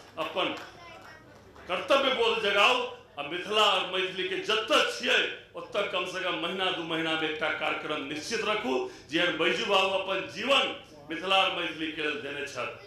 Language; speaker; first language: Maithili; non-native, local second language; Hindi